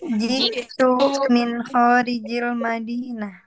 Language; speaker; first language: Arabic; non-native, learner; Indonesian